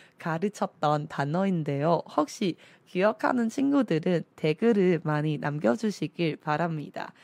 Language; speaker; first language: Korean; non-native, fluent; Chinese